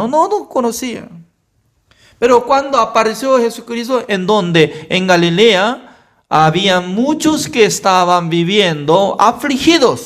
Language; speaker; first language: Spanish; non-native, fluent; Korean